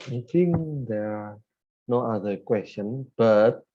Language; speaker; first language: English; non-native, fluent; Indonesian